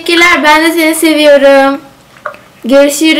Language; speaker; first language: Turkish; native; Turkish